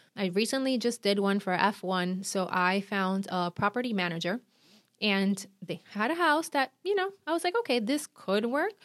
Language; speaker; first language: English; non-native, fluent; Spanish